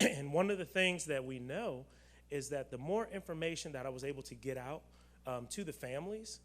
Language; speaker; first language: English; native; English